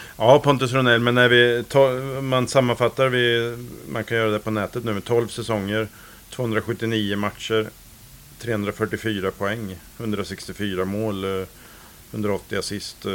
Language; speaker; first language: Swedish; native; Swedish